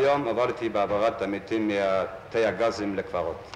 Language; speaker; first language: Hebrew; non-native, fluent; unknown